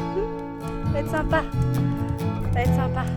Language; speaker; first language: French; native; French